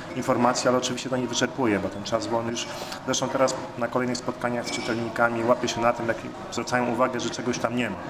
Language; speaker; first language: Polish; native; Polish